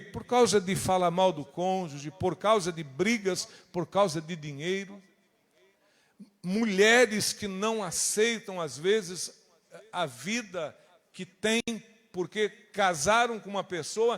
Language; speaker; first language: Portuguese; native; Portuguese